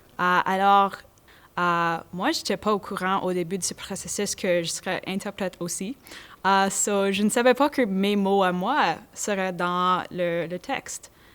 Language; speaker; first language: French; non-native, local second language; English